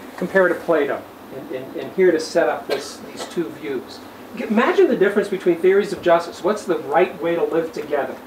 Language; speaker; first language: English; native; English